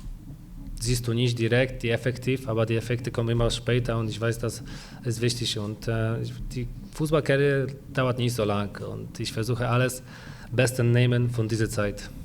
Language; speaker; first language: German; non-native, fluent; Polish